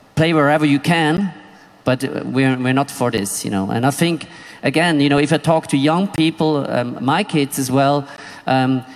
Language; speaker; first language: English; non-native, fluent; Swiss German